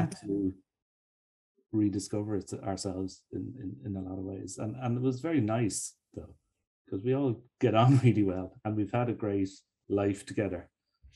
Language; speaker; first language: English; native; English